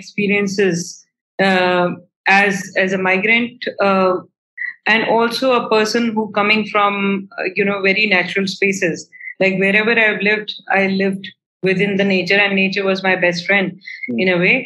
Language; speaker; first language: English; non-native, local second language; Hindi